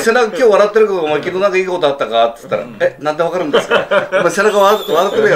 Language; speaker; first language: Japanese; native; Japanese